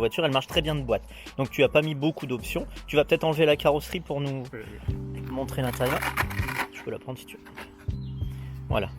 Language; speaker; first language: French; native; French